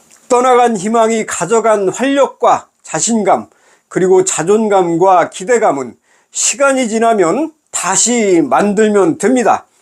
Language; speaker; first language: Korean; native; Korean